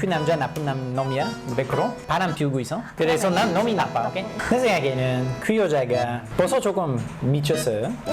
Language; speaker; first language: Korean; non-native, learner; English